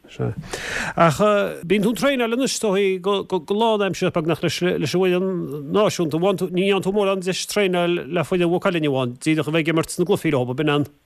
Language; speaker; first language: Irish; native; Irish